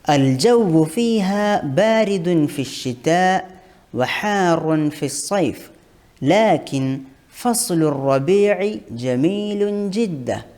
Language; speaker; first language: Arabic; non-native, fluent; Malayalam